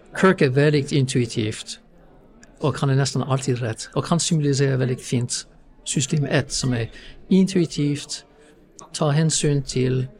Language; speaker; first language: Swedish; non-native, fluent; English